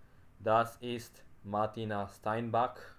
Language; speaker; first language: German; non-native, learner; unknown